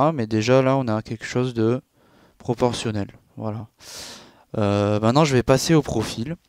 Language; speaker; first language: French; native; French